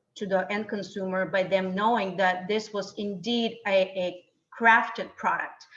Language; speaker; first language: English; non-native, fluent; Bulgarian